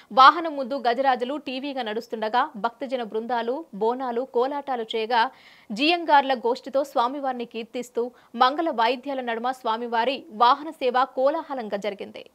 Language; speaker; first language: Telugu; native; Telugu